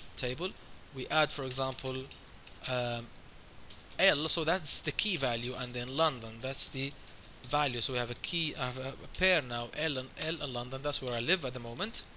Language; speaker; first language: English; non-native, fluent; Arabic